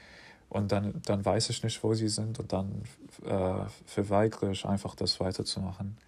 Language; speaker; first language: German; non-native, fluent; English